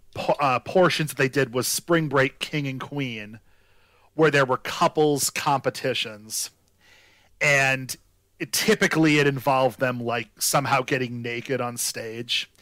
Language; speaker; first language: English; native; English